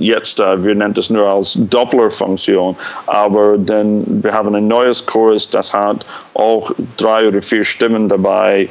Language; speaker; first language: German; non-native, fluent; English